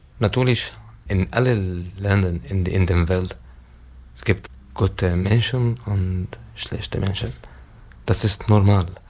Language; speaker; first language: German; non-native, learner; Arabic